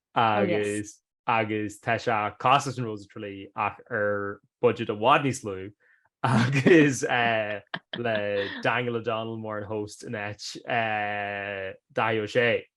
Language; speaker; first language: Irish; native; Irish